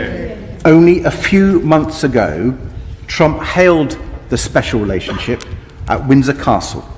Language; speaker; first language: English; native; English